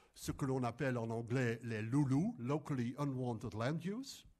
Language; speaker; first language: French; non-native, fluent; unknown